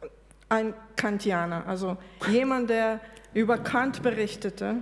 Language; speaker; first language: German; non-native, fluent; Slovenian